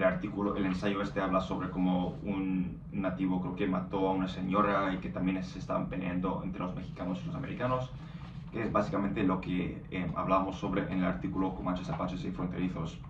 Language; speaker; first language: Spanish; non-native, fluent; English